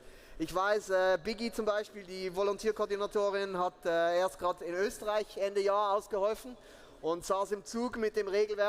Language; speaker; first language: German; native; German